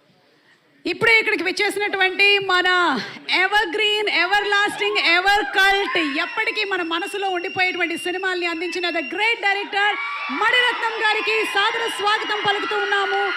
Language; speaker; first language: Telugu; native; Telugu